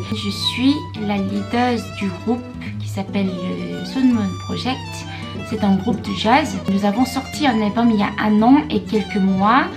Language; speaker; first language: French; non-native, fluent; Korean